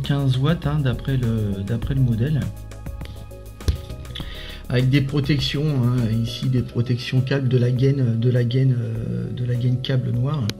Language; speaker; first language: French; native; French